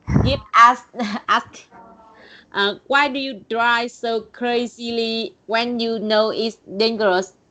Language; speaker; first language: English; non-native, learner; Vietnamese